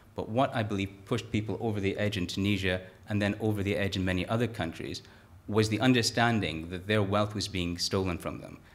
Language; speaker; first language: English; native; English